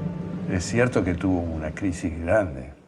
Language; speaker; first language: Spanish; native; Spanish